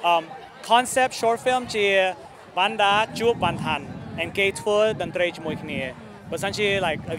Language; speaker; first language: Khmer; early bilingual, heritage; Khmer